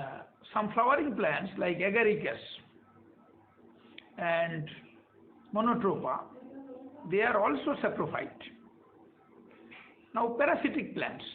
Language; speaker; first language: English; non-native, local second language; Bangla